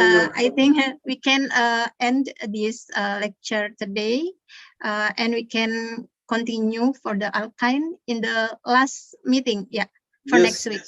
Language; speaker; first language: English; non-native, learner; Indonesian